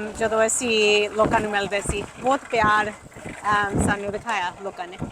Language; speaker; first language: Punjabi; early bilingual, heritage; Punjabi